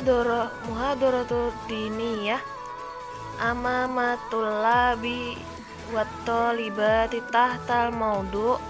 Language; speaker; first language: Arabic; non-native, learner; Indonesian